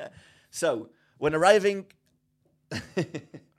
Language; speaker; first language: English; non-native, fluent; Greek